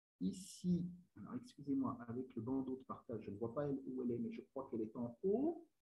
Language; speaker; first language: French; native; French